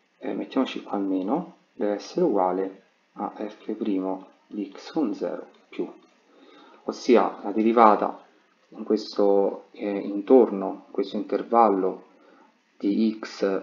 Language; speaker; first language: Italian; native; Italian